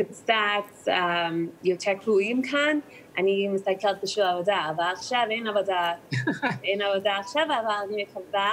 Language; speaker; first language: Hebrew; non-native, learner; English